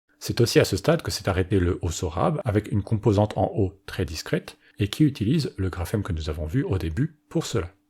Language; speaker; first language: French; native; French